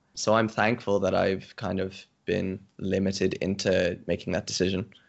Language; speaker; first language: English; native; English